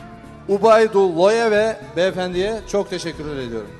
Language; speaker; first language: Turkish; native; Turkish